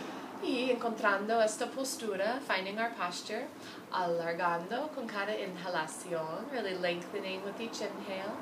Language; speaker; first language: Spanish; non-native, fluent; English